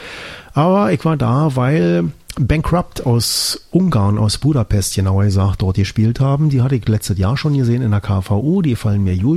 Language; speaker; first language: German; native; German